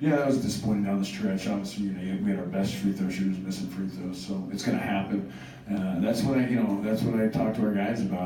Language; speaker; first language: English; native; English